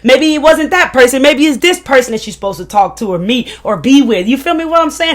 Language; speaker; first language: English; native; English